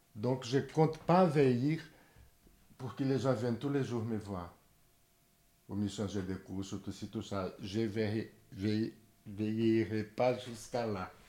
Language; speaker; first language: French; non-native, fluent; Portuguese